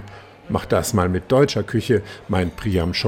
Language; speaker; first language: German; native; German